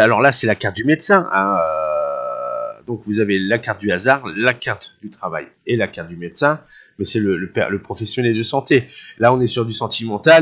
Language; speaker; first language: French; native; French